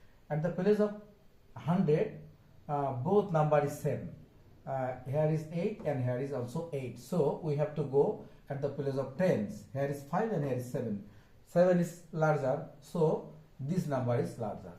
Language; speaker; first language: English; non-native, local second language; Bangla